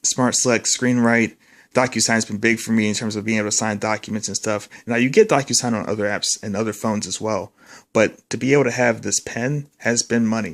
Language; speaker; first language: English; native; English